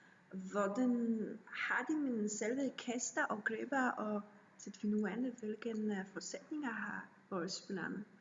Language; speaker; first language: Danish; non-native, learner; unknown